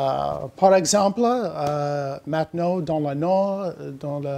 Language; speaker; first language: French; non-native, learner; English